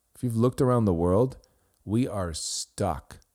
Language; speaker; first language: English; non-native, fluent; Swiss German